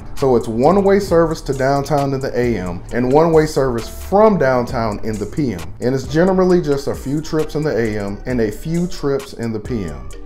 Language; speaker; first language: English; native; English